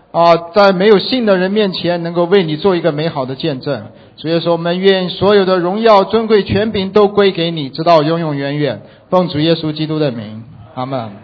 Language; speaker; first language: Chinese; native; Chinese